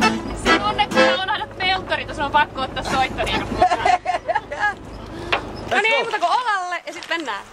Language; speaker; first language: Finnish; native; Finnish